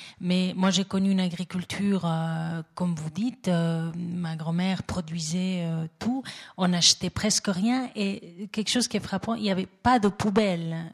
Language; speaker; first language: French; non-native, fluent; Spanish